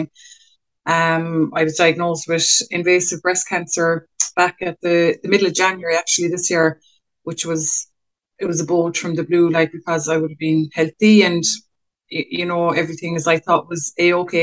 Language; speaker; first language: English; native; English